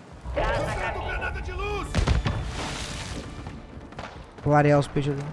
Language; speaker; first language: Portuguese; native; Portuguese